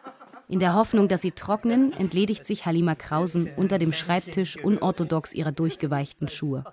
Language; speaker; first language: German; native; German